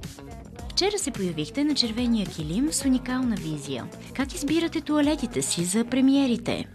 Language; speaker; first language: Bulgarian; native; Bulgarian